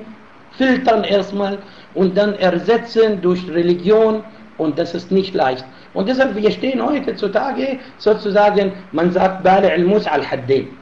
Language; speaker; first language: German; non-native, fluent; Arabic